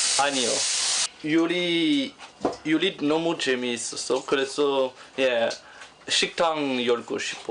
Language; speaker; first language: Korean; non-native, learner; French